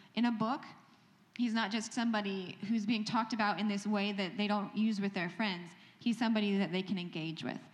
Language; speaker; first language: English; native; English